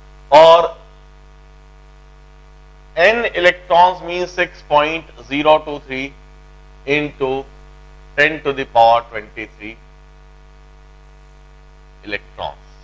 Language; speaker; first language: English; non-native, local second language; Hindi